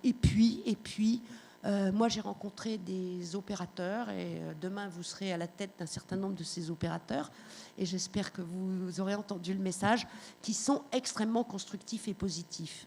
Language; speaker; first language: French; native; French